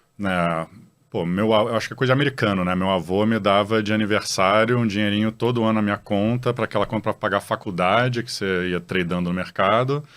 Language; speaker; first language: Portuguese; native; Portuguese